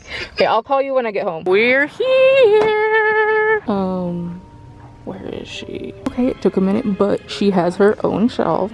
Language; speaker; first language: English; native; English